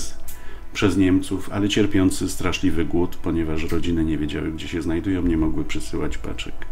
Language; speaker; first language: Polish; native; Polish